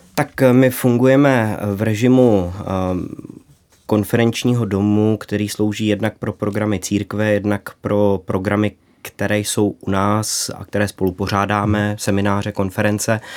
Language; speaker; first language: Czech; native; Czech